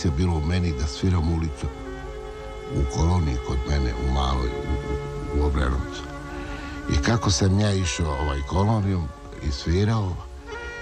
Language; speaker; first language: Serbian; non-native, local second language; Romany